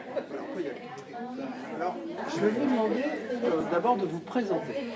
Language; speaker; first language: French; native; French